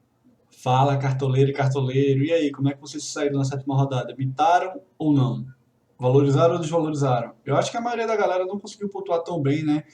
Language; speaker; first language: Portuguese; native; Portuguese